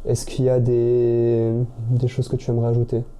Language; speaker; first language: French; native; French